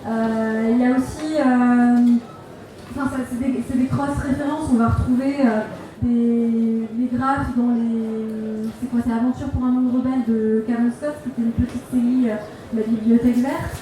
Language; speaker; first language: French; native; French